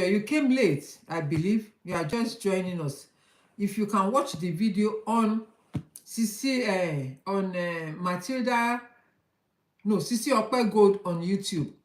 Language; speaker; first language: English; non-native, local second language; Yoruba